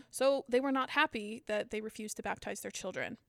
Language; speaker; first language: English; native; English